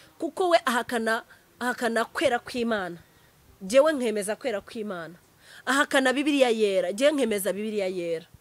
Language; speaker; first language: Kinyarwanda; early bilingual, heritage; Kinyarwanda